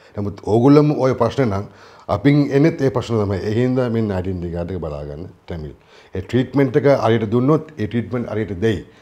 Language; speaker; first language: Sinhala; non-native, local second language; Tamil